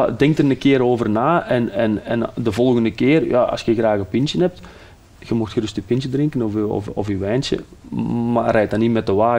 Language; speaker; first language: Dutch; native; Dutch